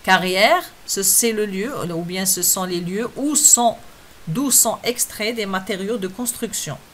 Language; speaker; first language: French; non-native, local second language; Arabic